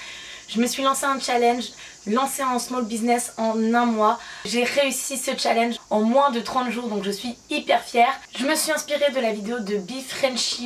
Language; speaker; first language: French; native; French